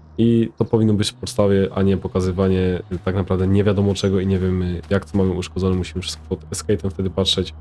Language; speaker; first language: Polish; native; Polish